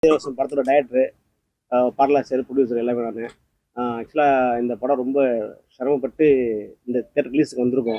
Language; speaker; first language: Tamil; native; Tamil